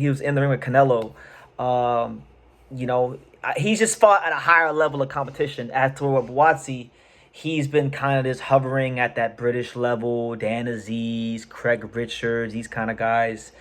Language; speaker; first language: English; native; English